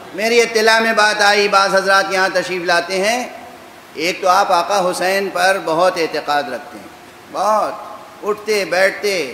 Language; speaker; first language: Urdu; native; Urdu